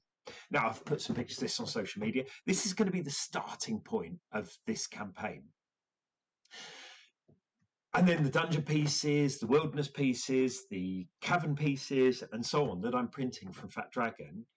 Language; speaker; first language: English; native; English